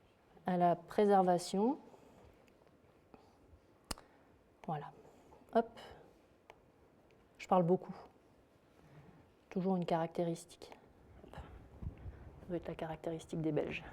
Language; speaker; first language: French; native; French